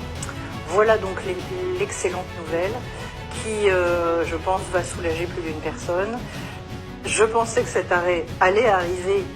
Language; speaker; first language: French; native; French